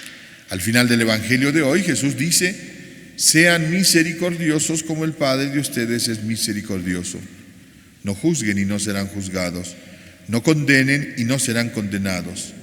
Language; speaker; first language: Spanish; native; Spanish